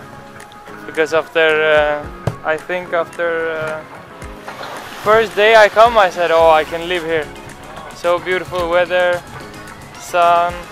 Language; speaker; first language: English; non-native, fluent; Swedish